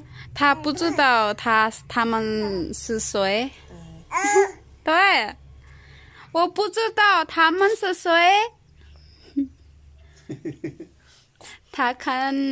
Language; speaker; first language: Chinese; non-native, learner; Nepali